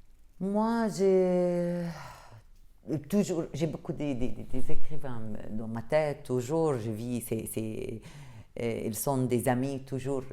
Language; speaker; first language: French; non-native, fluent; Arabic